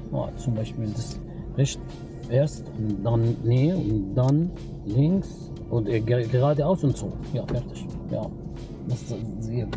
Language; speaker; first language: German; non-native, learner; Arabic